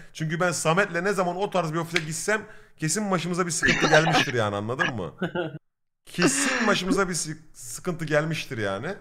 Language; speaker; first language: Turkish; native; Turkish